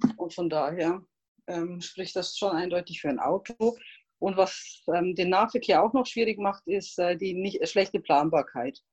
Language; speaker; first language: German; non-native, fluent; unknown